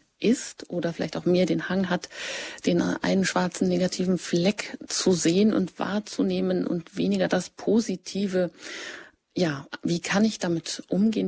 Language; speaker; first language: German; native; German